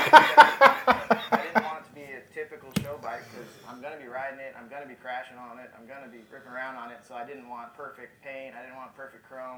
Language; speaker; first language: English; native; English